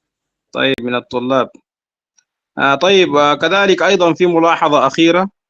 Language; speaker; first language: Arabic; non-native, fluent; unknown